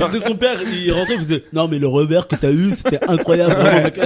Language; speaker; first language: French; native; French